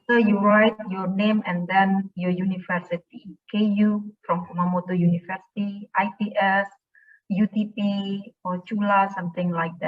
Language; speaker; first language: English; non-native, fluent; Indonesian